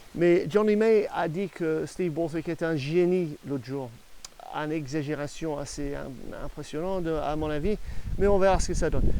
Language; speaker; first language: French; non-native, fluent; English